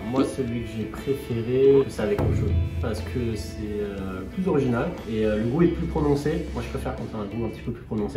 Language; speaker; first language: French; native; French